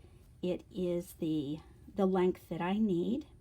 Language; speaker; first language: English; native; English